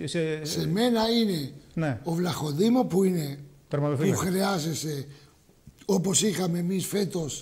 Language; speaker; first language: Greek; early bilingual, heritage; Greek